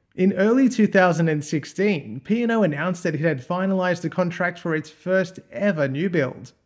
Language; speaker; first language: English; native; English